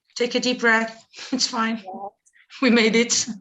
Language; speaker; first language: English; non-native, fluent; Italian